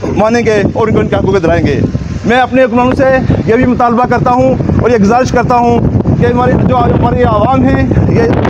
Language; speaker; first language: Urdu; non-native, local second language; Pahari-Potwari